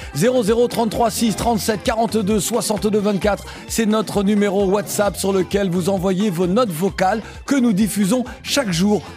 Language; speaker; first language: French; native; French